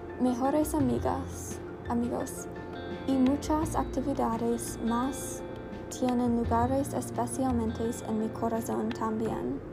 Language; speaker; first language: Spanish; non-native, learner; English